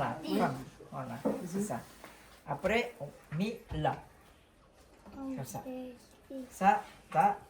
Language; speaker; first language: French; non-native, local second language; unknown